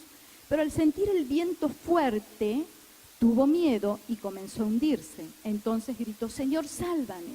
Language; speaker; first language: Spanish; native; Spanish